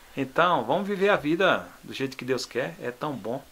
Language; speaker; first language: Portuguese; native; Portuguese